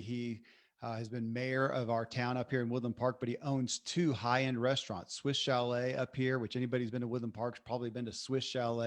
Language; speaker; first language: English; native; English